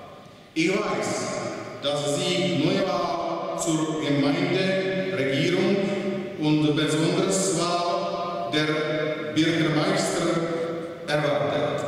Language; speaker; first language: German; non-native, fluent; Czech